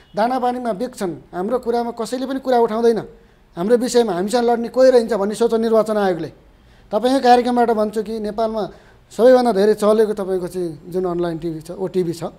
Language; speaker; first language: Nepali; native; Nepali